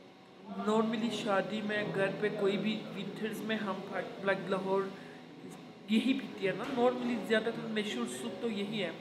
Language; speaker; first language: Hindi; non-native, fluent; Turkish